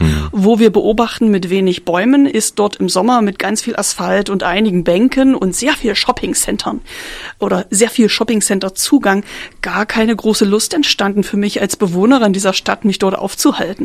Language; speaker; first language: German; native; German